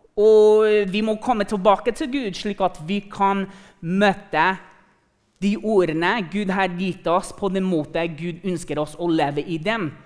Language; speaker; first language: Norwegian; non-native, fluent; English